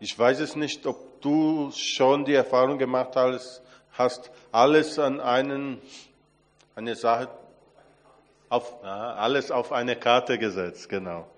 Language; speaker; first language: German; non-native, fluent; Portuguese